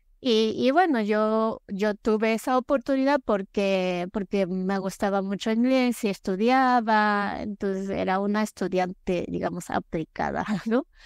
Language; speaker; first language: Spanish; non-native, fluent; Japanese